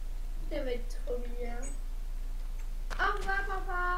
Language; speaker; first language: French; native; French